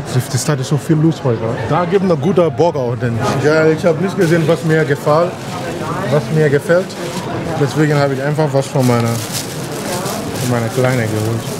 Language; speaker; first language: German; non-native, learner; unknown